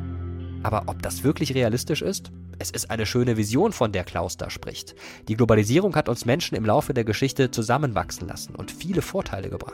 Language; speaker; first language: German; native; German